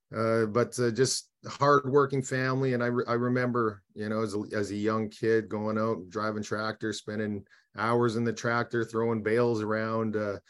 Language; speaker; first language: English; native; English